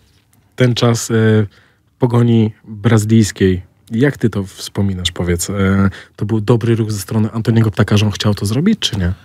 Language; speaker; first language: Polish; native; Polish